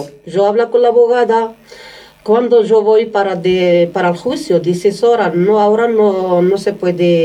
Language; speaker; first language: Spanish; non-native, learner; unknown